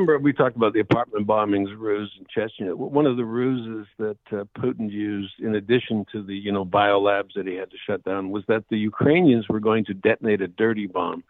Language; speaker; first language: English; native; English